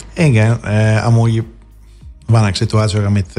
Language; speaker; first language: Hungarian; non-native, fluent; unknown